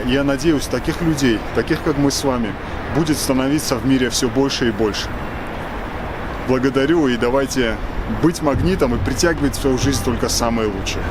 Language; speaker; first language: Russian; native; Russian